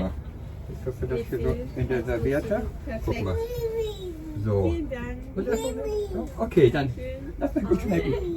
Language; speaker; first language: German; native; German